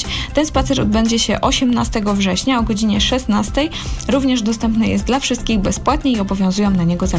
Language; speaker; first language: Polish; native; Polish